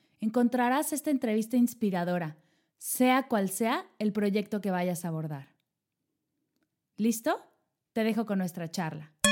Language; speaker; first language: Spanish; native; Spanish